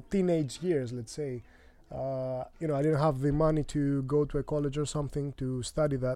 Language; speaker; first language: English; non-native, fluent; Greek